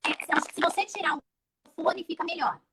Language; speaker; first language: Portuguese; native; Portuguese